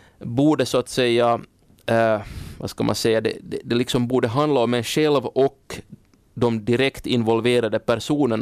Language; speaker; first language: Swedish; native; Swedish